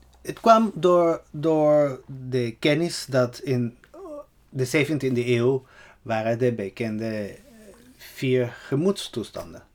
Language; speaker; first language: Dutch; non-native, fluent; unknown